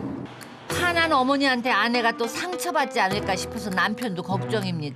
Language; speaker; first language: Korean; native; Korean